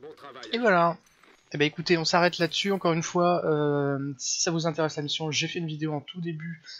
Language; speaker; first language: French; native; French